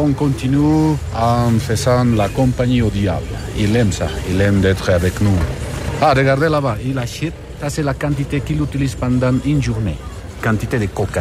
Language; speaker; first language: French; non-native, learner; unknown